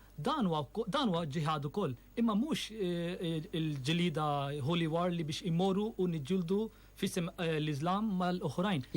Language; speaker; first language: Maltese; non-native, fluent; Urdu